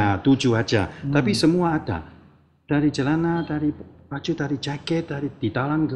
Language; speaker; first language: Indonesian; non-native, learner; Chinese